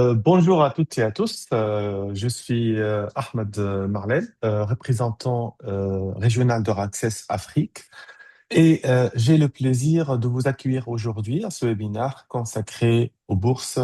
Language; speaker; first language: French; native; French